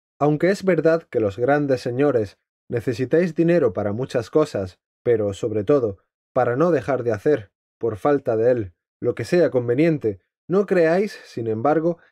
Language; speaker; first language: Spanish; native; Spanish